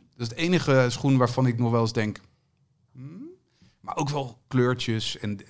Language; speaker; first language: Dutch; native; Dutch